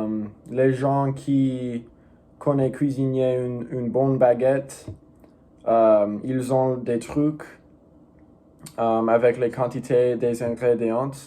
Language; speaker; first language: French; non-native, learner; English